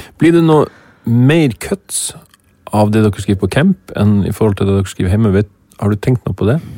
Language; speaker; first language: Norwegian; native; Norwegian